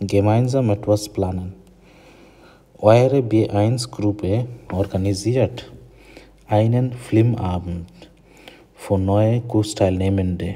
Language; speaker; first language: German; non-native, fluent; Bangla